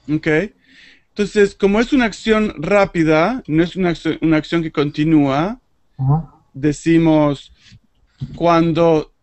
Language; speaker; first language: Spanish; native; Spanish